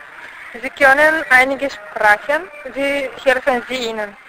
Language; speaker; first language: German; non-native, learner; Bulgarian